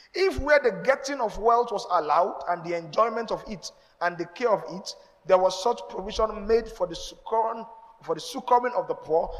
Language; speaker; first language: English; non-native, local second language; Yoruba